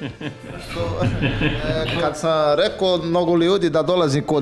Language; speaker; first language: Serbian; non-native, learner; Portuguese